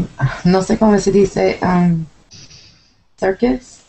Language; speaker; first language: Spanish; non-native, learner; English